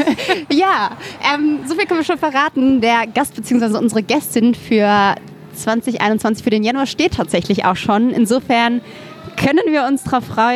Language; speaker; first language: German; native; German